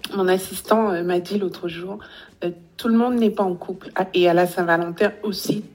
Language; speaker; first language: French; native; French